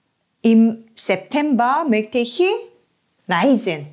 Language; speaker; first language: German; non-native, fluent; Korean